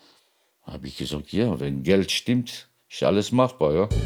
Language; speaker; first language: German; non-native, fluent; Turkish